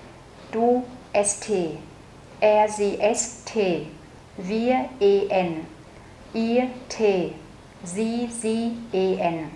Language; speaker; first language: German; non-native, fluent; Vietnamese